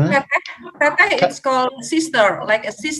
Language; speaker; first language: English; non-native, fluent; Indonesian